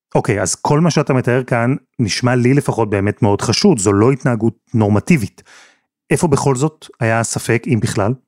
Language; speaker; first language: Hebrew; native; Hebrew